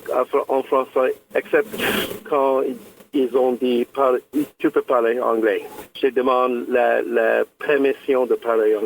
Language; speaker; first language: French; non-native, local second language; English